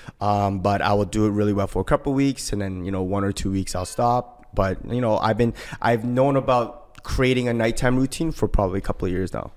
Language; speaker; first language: English; early bilingual, other home language; Korean